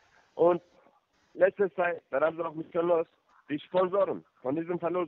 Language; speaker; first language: German; non-native, fluent; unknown